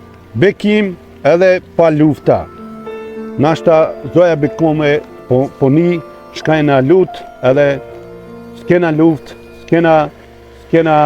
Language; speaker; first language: Albanian; non-native, local second language; Croatian